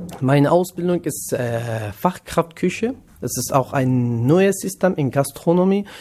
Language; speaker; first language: German; non-native, learner; Kurdish